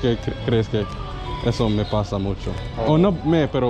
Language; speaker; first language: Spanish; non-native, learner; English